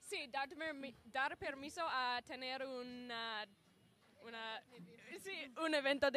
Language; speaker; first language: Spanish; non-native, learner; English